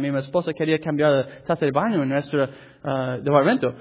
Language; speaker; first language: Spanish; non-native, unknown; English